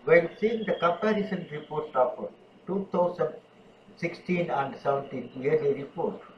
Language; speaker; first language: English; non-native, local second language; Tamil